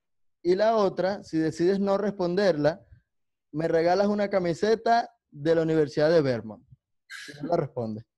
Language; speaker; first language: Spanish; native; Spanish